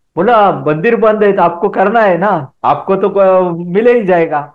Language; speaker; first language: Hindi; non-native, local second language; Marathi